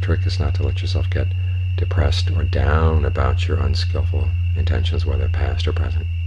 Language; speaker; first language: English; native; English